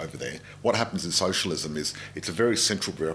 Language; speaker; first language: English; non-native, local second language; Macedonian